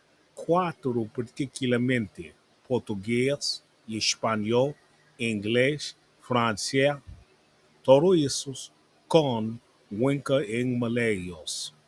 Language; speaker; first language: Portuguese; non-native, learner; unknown